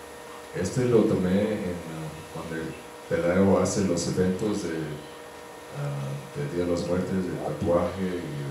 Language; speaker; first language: Spanish; early bilingual, heritage; Spanish